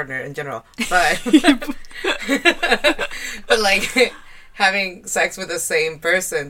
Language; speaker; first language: English; non-native, fluent; Spanish